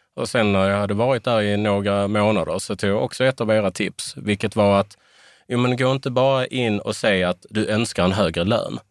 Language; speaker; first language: Swedish; native; Swedish